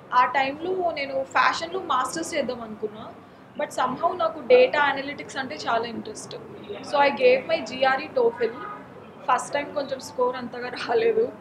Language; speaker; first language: Telugu; non-native, local second language; Marathi